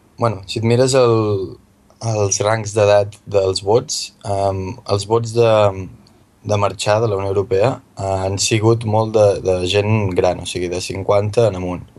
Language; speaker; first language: Catalan; native; Catalan